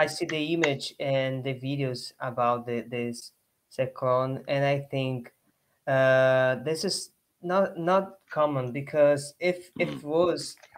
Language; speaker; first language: English; non-native, learner; Portuguese